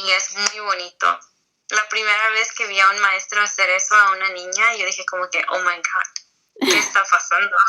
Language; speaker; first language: Spanish; early bilingual, heritage; Spanish